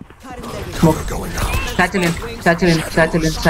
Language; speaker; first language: English; non-native, local second language; Kannada